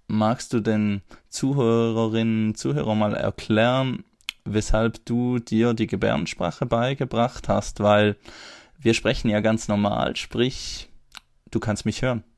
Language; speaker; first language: German; native; German